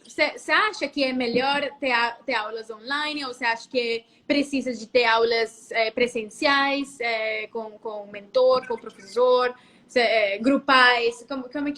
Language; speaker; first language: Portuguese; non-native, fluent; Spanish